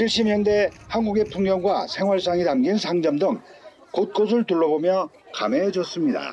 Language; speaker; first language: Korean; native; Korean